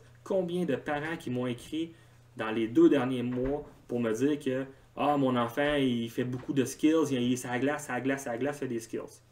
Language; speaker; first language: French; native; French